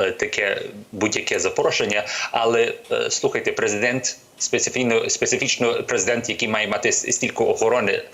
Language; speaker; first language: Ukrainian; early bilingual, other home language; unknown